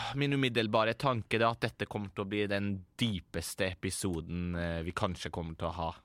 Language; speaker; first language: Norwegian; early bilingual, other home language; Persian